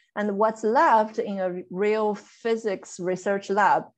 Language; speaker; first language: English; non-native, fluent; Chinese